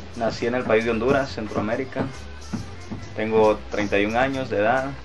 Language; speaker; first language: Spanish; native; Spanish